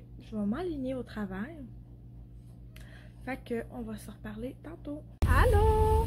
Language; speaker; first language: French; native; French